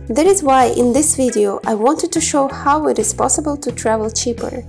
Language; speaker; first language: English; non-native, fluent; Kazakh